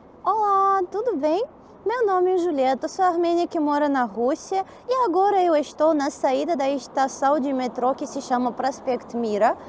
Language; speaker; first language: Portuguese; non-native, fluent; Armenian